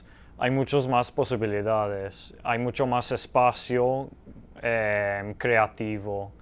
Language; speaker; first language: Spanish; early bilingual, heritage; Spanish